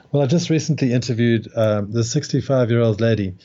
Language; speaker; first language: English; native; English